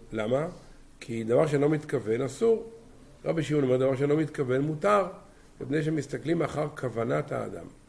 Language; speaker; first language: Hebrew; native; Hebrew